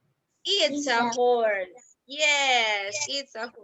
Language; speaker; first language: English; non-native, fluent; Spanish